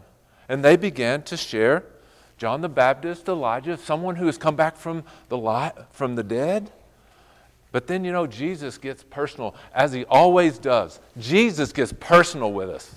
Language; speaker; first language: English; native; English